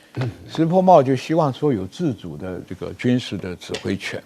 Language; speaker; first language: Chinese; native; Chinese